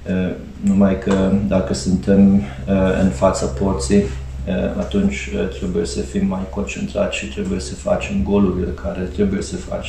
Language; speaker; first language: Romanian; non-native, fluent; Hungarian